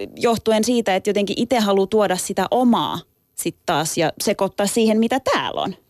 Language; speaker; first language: Finnish; early bilingual, other home language; Turkish